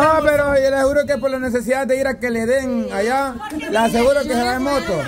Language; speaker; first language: Spanish; native; Spanish